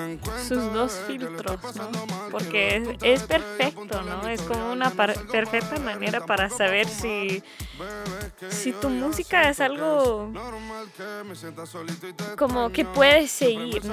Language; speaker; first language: Spanish; early bilingual, heritage; English